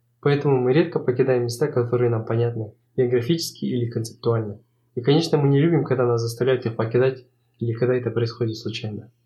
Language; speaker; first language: Russian; non-native, local second language; Kazakh